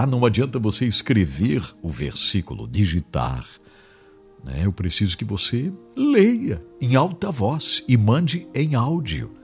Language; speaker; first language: Portuguese; native; Portuguese